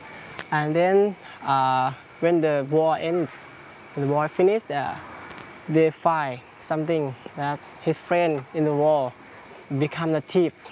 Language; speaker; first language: English; non-native, learner; Thai